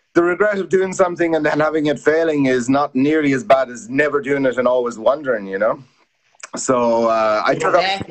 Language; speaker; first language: English; native; English